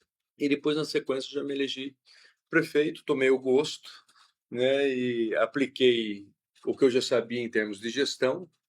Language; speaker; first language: Portuguese; native; Portuguese